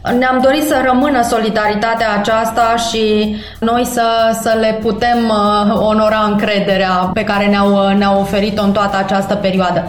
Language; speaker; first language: Romanian; native; Romanian